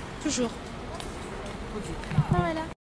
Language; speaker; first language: French; native; French